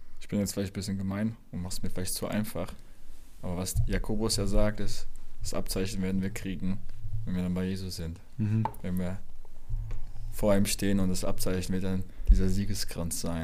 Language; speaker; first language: German; native; German